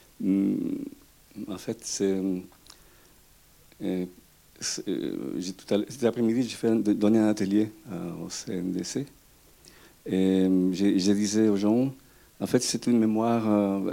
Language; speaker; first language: French; non-native, fluent; Spanish